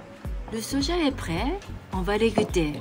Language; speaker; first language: French; non-native, fluent; Japanese